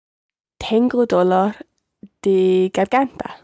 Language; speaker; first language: Spanish; non-native, learner; English